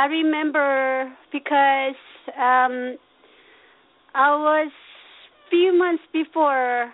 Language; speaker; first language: English; non-native, learner; Korean